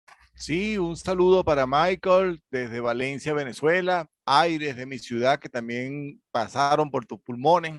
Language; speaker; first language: Spanish; native; Spanish